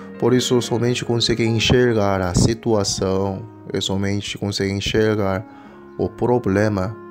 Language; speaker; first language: Portuguese; non-native, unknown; Korean